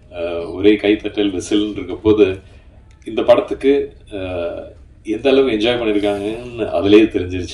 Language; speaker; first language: Tamil; native; Tamil